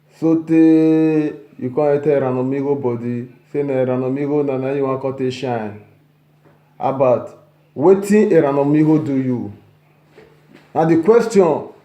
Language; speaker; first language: Nigerian Pidgin; non-native, local second language; Esan